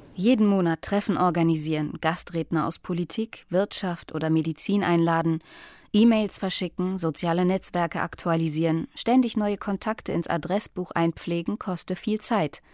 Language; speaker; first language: German; native; German